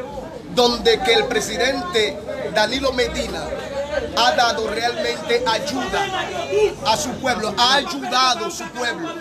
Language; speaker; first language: Spanish; non-native, learner; Haitian Creole